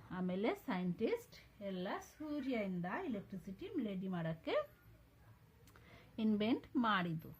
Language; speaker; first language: Kannada; non-native, local second language; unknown